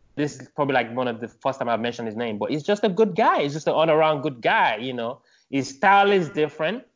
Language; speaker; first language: English; non-native, local second language; Yoruba